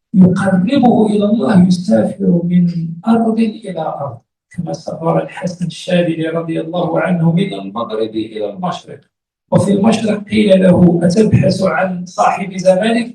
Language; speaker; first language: Arabic; native; Arabic